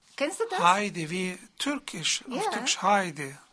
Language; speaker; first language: German; non-native, learner; Turkish